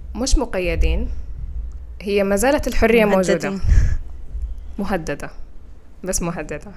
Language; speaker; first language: Arabic; non-native, local second language; Fula